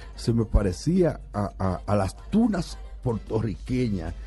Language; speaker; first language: Spanish; native; Spanish